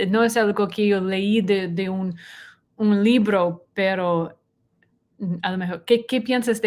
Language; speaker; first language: Spanish; non-native, learner; English